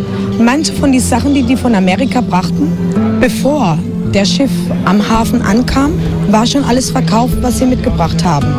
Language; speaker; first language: German; non-native, fluent; Spanish